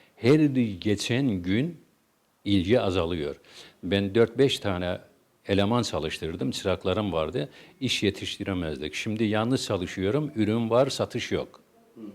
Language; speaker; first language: Turkish; native; Turkish